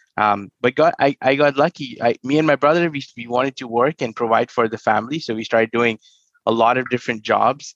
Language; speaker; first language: English; non-native, local second language; Hindi